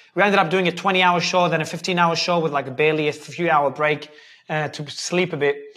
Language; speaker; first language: English; native; English